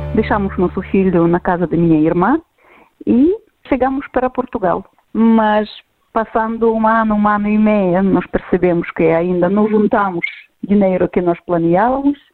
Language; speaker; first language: Portuguese; non-native, fluent; Ukrainian